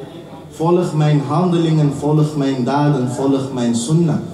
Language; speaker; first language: Dutch; early bilingual, heritage; Urdu